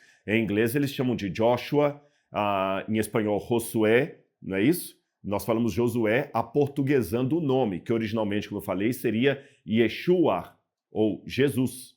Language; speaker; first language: Portuguese; native; Portuguese